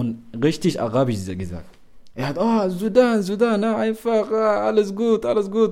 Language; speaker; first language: German; non-native, learner; Arabic